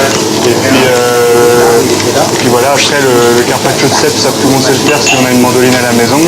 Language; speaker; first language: French; native; French